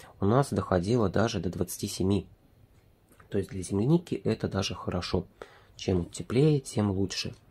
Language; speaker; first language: Russian; native; Russian